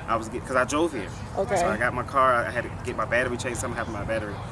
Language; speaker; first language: English; native; English